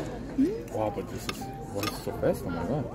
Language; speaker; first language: English; non-native, learner; Korean